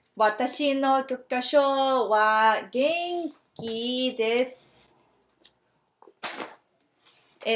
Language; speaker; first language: Japanese; non-native, learner; English